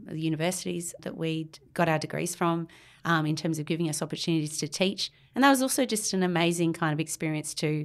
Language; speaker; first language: English; native; English